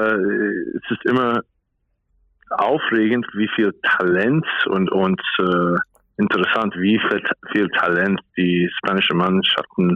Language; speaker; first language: German; non-native, fluent; English